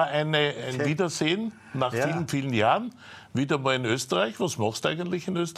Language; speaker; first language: German; native; German